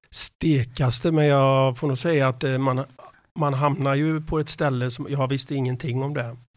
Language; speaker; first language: Swedish; native; Swedish